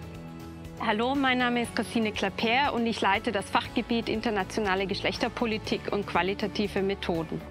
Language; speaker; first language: German; native; German